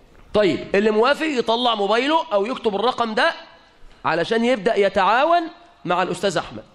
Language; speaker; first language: Arabic; native; Arabic